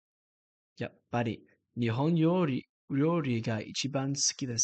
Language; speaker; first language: Japanese; non-native, learner; English